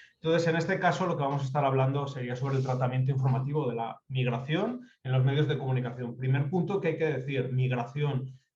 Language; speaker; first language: Spanish; native; Spanish